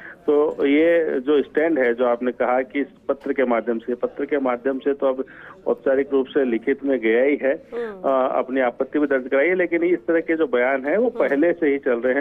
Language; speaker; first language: Hindi; native; Hindi